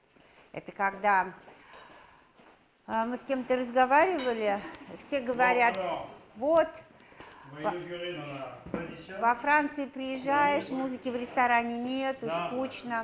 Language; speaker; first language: Russian; native; Russian